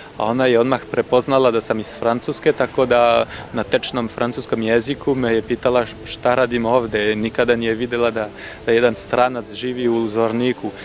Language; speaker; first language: Serbian; non-native, fluent; French